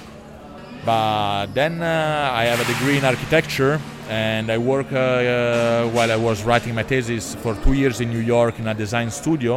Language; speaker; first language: English; non-native, fluent; Italian